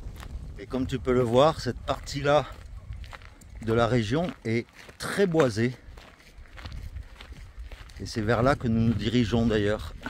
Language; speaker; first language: French; native; French